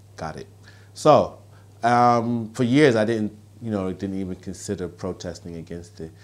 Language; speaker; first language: English; native; English